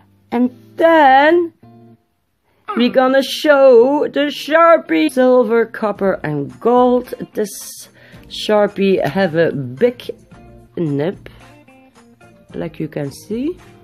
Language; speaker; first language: English; non-native, learner; Dutch